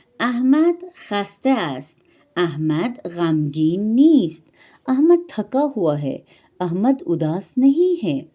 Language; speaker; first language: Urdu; non-native, fluent; Persian